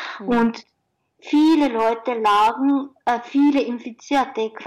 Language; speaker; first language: German; non-native, learner; Japanese